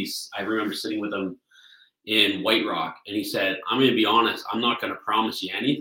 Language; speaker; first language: English; native; English